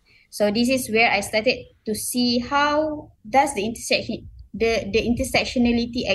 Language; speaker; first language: English; non-native, local second language; Malay